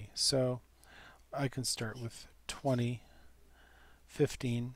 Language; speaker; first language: English; native; English